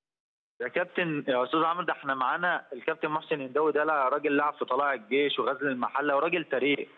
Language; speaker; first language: Arabic; native; Arabic